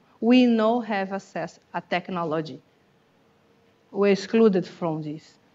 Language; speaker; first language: English; non-native, learner; Portuguese